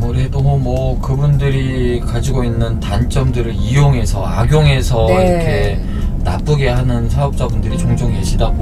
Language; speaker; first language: Korean; native; Korean